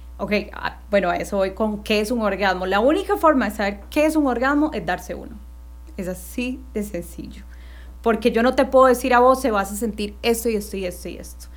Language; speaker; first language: Spanish; native; Spanish